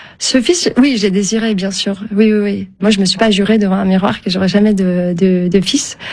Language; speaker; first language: French; early bilingual, other home language; Turkish